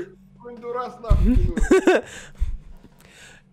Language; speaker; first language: Russian; native; Russian